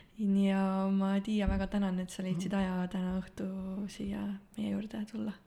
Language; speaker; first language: Estonian; native; Estonian